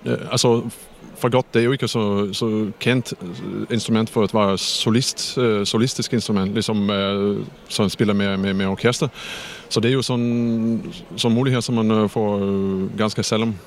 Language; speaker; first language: Danish; non-native, fluent; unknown